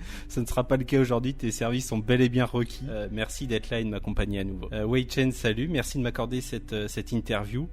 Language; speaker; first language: French; native; French